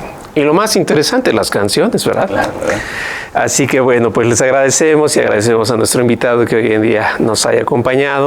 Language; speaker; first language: Spanish; native; Spanish